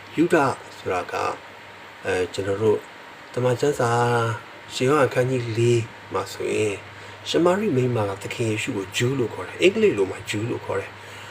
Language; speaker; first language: Burmese; non-native, local second language; S'gaw Karen